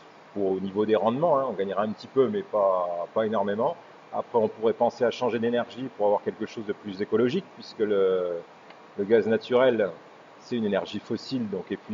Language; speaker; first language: French; native; French